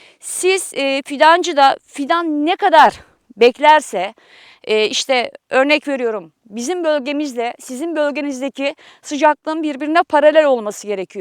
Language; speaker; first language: Turkish; native; Turkish